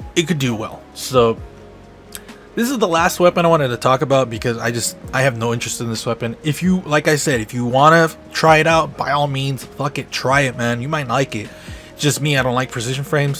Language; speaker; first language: English; native; English